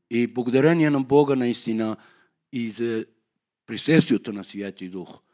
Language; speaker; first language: Bulgarian; non-native, learner; Persian